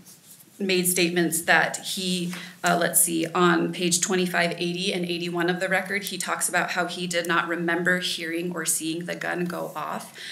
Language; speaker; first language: English; native; English